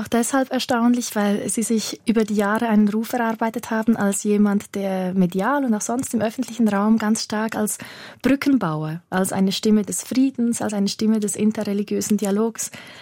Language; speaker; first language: German; native; German